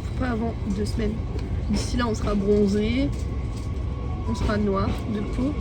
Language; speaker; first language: French; native; French